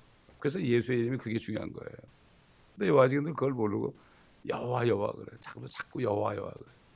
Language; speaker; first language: Korean; native; Korean